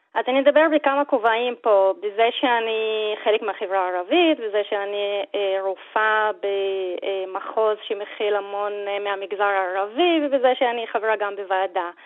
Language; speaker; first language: Hebrew; non-native, local second language; Arabic